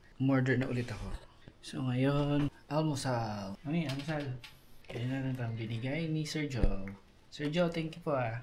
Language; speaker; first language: Filipino; non-native, local second language; Hiligaynon